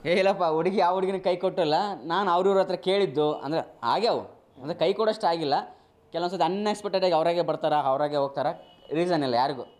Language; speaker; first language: Kannada; native; Kannada